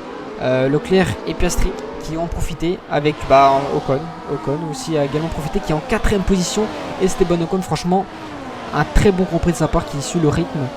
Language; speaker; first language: French; native; French